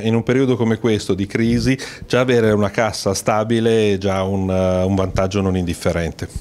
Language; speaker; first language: Italian; native; Italian